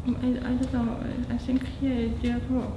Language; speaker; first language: English; non-native, learner; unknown